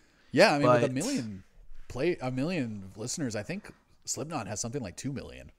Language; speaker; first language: English; native; English